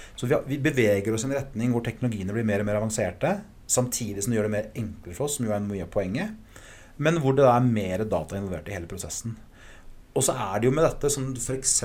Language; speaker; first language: Norwegian; early bilingual, other home language; English